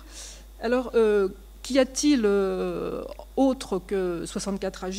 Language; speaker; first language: French; native; French